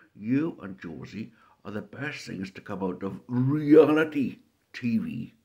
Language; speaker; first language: English; native; English